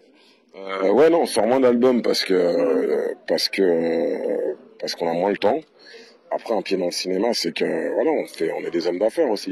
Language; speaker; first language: French; native; French